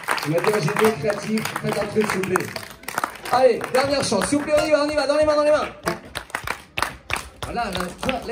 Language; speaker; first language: French; native; French